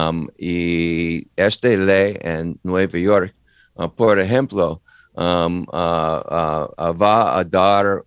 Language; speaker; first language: Spanish; non-native, learner; English